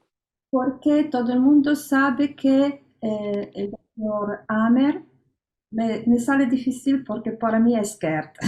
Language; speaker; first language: Spanish; non-native, learner; Italian